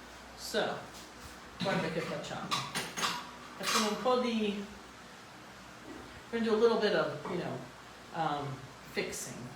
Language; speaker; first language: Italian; early bilingual, heritage; Italian